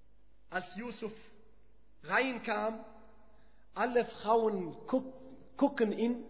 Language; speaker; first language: German; non-native, fluent; Arabic